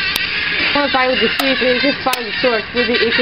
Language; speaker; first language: English; native; English